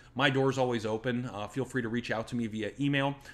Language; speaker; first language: English; native; English